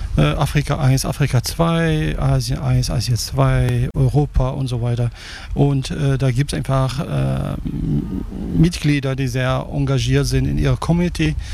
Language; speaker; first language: German; non-native, fluent; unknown